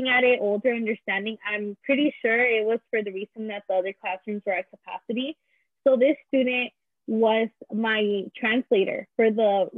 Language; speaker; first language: English; early bilingual, other home language; Spanish